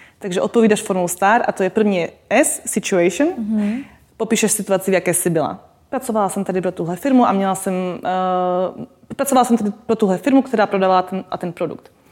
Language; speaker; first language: Czech; non-native, local second language; Slovak